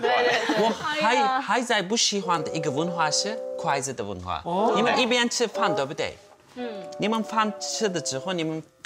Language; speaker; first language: Chinese; non-native, fluent; Turkish